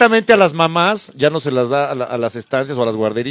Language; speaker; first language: Spanish; native; Spanish